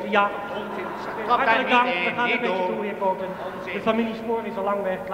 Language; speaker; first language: Dutch; native; Dutch